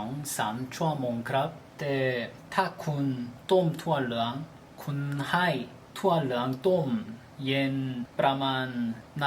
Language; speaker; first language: Thai; non-native, learner; Korean